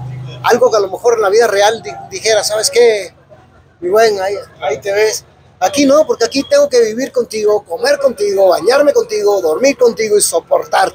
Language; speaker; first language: Spanish; native; Spanish